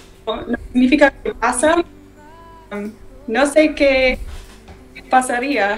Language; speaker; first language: Spanish; non-native, learner; English